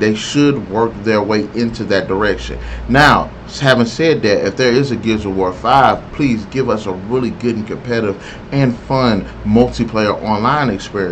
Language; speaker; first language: English; native; English